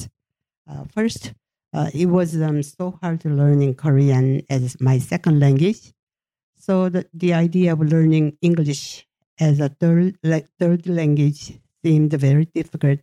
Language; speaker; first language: English; non-native, fluent; Japanese